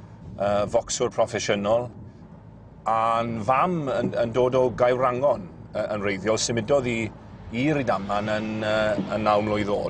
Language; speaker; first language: Welsh; native; Welsh